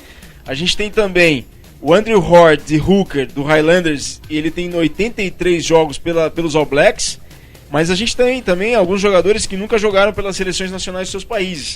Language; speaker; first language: Portuguese; native; Portuguese